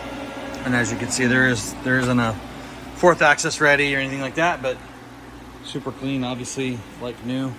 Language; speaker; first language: English; native; English